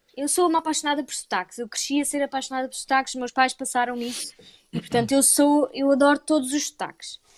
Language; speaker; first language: Portuguese; native; Portuguese